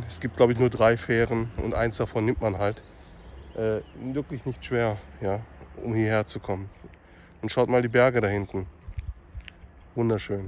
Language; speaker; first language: German; native; German